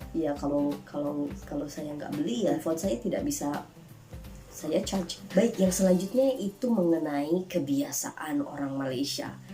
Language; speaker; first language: Indonesian; native; Indonesian